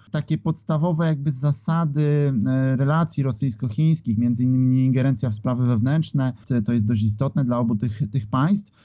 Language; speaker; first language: Polish; native; Polish